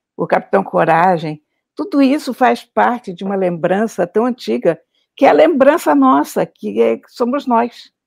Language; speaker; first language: Portuguese; native; Portuguese